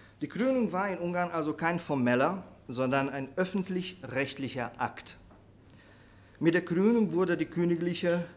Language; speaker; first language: German; non-native, fluent; Hungarian